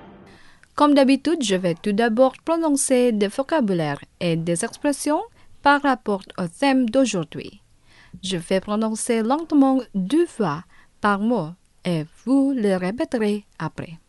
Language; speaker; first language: French; non-native, fluent; Indonesian